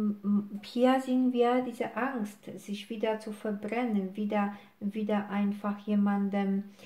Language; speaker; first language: German; non-native, fluent; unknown